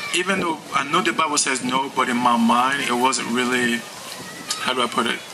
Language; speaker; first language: English; non-native, fluent; Haitian Creole